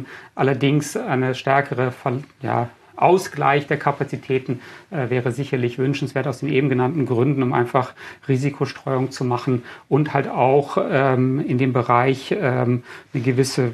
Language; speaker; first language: German; native; German